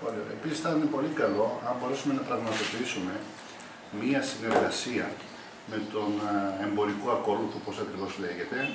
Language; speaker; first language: Greek; native; Greek